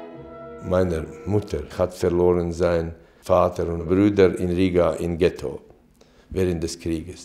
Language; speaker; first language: German; non-native, fluent; Latvian